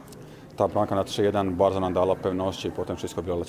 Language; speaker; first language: Polish; non-native, fluent; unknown